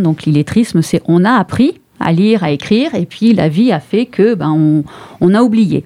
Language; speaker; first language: French; native; French